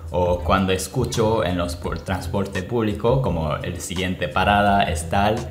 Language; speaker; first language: Spanish; non-native, fluent; Japanese